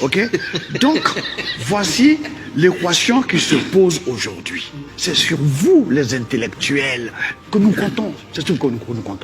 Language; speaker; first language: French; non-native, local second language; Dyula